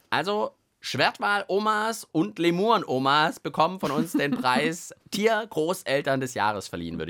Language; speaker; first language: German; native; German